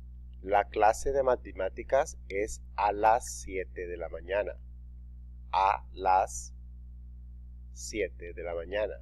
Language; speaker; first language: Spanish; non-native, fluent; English